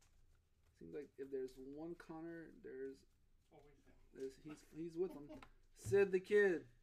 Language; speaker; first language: English; native; English